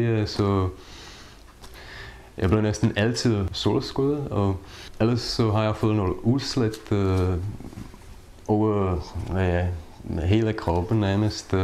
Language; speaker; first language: Danish; non-native, fluent; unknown